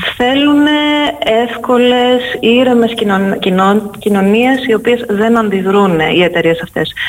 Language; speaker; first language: Greek; non-native, fluent; Dutch